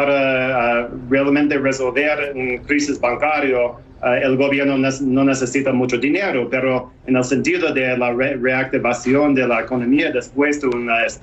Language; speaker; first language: Spanish; non-native, fluent; English